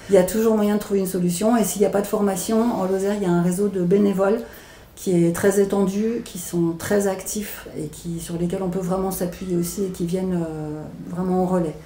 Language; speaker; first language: French; native; French